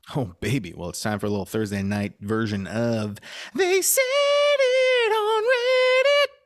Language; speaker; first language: English; native; English